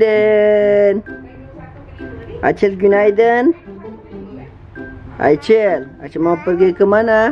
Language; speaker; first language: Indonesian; non-native, learner; Turkish